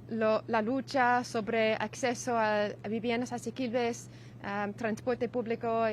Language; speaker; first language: Spanish; non-native, learner; English